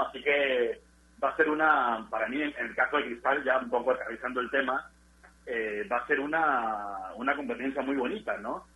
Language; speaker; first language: Spanish; native; Spanish